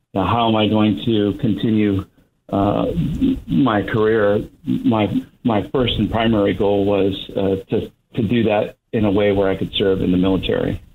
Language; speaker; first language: English; native; English